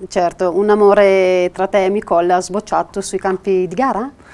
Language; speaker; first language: Italian; native; Italian